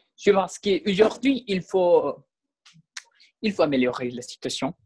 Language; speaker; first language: French; non-native, learner; Spanish